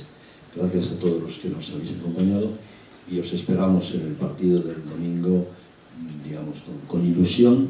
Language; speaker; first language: Spanish; native; Spanish